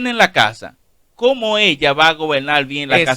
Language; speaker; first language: Spanish; native; Spanish